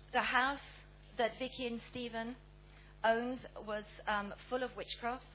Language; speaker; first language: English; native; English